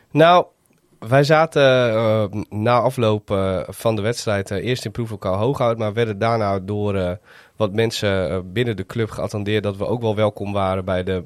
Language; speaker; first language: Dutch; native; Dutch